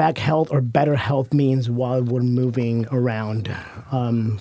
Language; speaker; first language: English; native; English